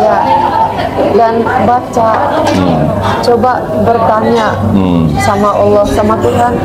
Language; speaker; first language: Indonesian; non-native, fluent; Finnish